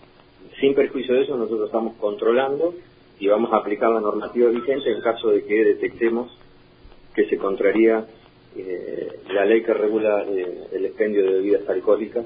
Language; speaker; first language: Spanish; native; Spanish